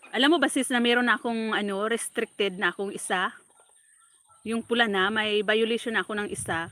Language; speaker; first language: Filipino; non-native, local second language; Bikol